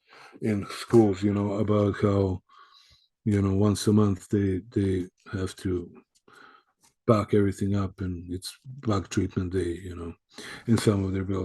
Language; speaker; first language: English; early bilingual, other home language; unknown